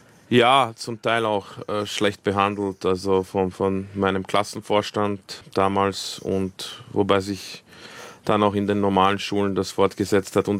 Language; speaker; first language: German; early bilingual, other home language; Croatian